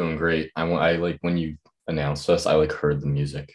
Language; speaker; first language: English; native; English